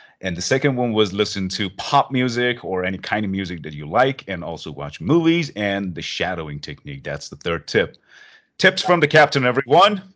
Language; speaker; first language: English; non-native, fluent; Persian